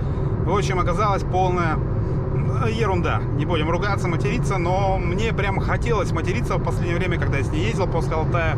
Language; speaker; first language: Russian; native; Russian